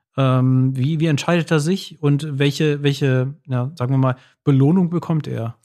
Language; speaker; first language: German; native; German